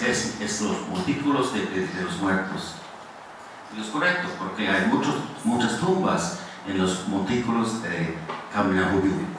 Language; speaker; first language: Spanish; non-native, fluent; English